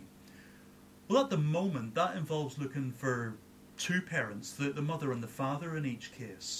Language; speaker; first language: English; native; English